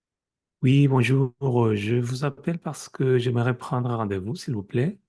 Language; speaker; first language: French; non-native, fluent; Spanish